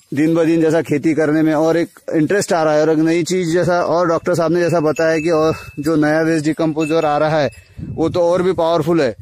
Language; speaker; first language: Hindi; non-native, local second language; Marathi